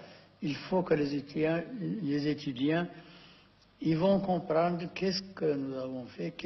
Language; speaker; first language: French; non-native, fluent; Amharic